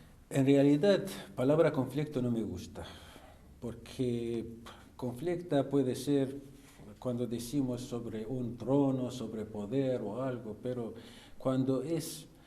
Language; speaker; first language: Spanish; non-native, fluent; Arabic